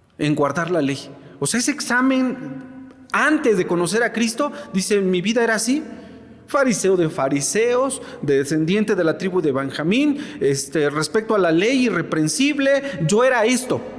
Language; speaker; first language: Spanish; native; Spanish